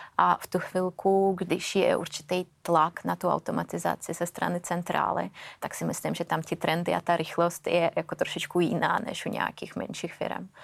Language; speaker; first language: Czech; native; Czech